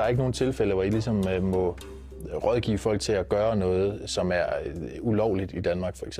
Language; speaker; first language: Danish; native; Danish